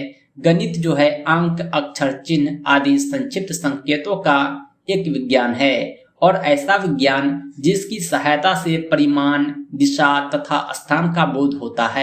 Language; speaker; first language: Hindi; native; Hindi